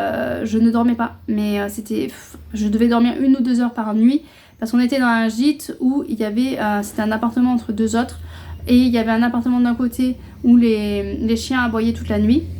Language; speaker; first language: French; native; French